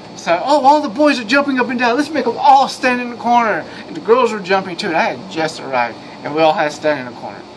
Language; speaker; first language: English; native; English